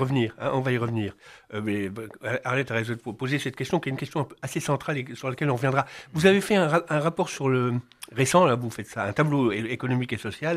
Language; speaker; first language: French; native; French